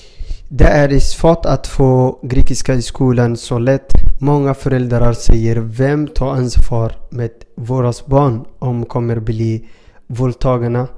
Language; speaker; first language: Swedish; non-native, learner; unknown